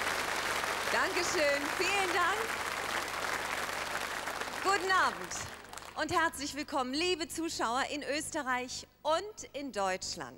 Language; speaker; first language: German; native; German